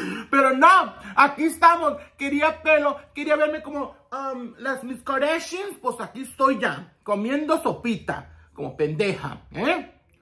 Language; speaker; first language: Spanish; early bilingual, heritage; Spanish